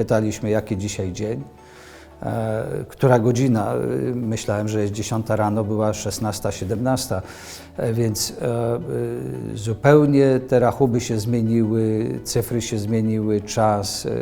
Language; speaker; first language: Polish; native; Polish